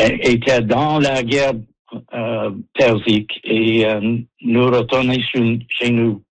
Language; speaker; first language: French; non-native, learner; English